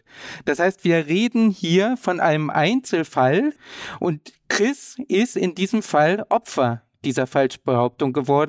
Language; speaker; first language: German; native; German